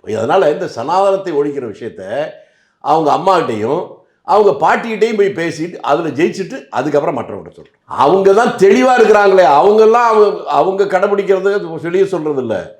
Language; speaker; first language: Tamil; native; Tamil